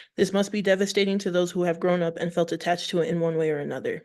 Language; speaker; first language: English; native; English